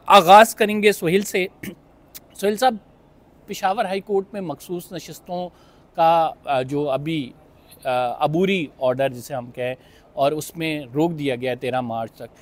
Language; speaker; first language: Urdu; native; Urdu